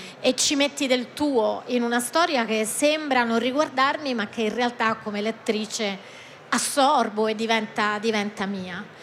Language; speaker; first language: Italian; native; Italian